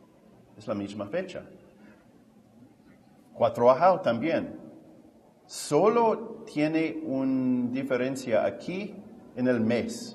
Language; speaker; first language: Spanish; non-native, fluent; English